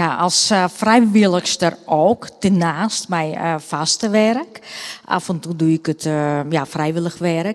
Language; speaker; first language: Dutch; non-native, fluent; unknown